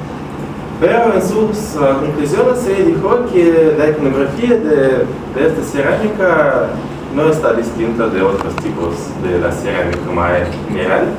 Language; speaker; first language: Spanish; non-native, fluent; Russian